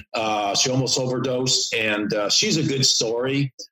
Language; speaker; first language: English; native; English